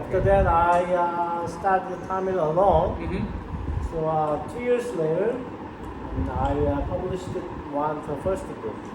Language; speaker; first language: English; non-native, learner; Korean